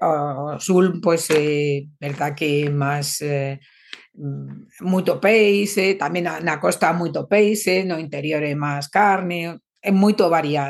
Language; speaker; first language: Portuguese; non-native, fluent; Spanish